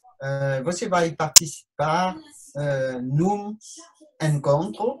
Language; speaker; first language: Portuguese; non-native, learner; French